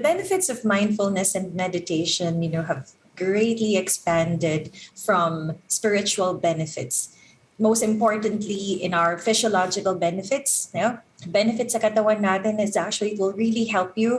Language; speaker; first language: English; non-native, local second language; Filipino